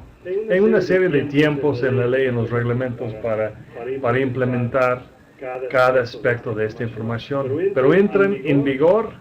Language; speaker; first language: Spanish; non-native, fluent; English